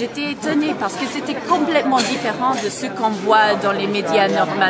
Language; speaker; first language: French; non-native, fluent; English